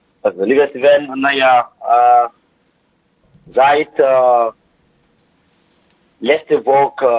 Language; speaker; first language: German; non-native, fluent; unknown